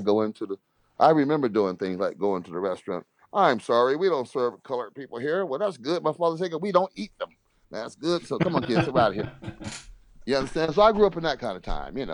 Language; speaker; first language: English; native; English